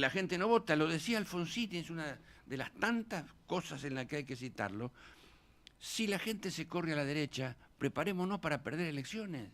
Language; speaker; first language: Spanish; native; Spanish